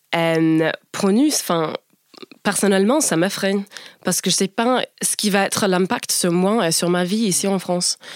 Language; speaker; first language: French; non-native, fluent; English